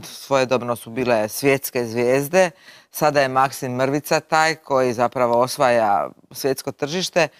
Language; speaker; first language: Croatian; native; Croatian